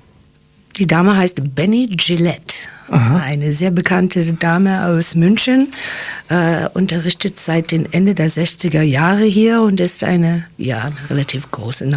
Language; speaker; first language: German; non-native, fluent; English